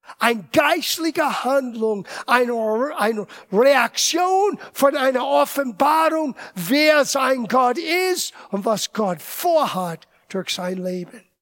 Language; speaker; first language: German; non-native, fluent; English